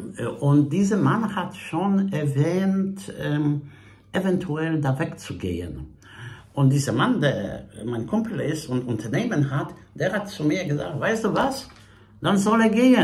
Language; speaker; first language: German; non-native, fluent; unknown